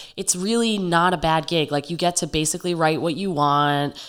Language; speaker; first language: English; native; English